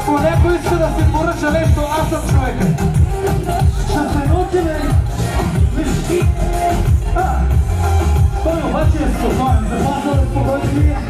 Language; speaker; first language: Bulgarian; native; Bulgarian